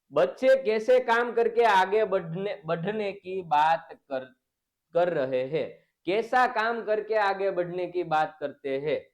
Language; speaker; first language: Hindi; non-native, local second language; Gujarati